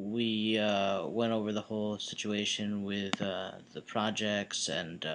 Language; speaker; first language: English; native; English